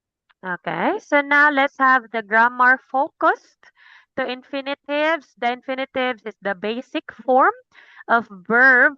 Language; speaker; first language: English; non-native, fluent; Cebuano